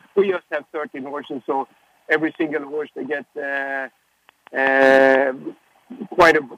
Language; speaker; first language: English; non-native, fluent; Swedish